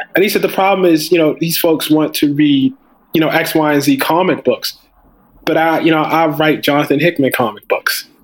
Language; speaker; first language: English; native; English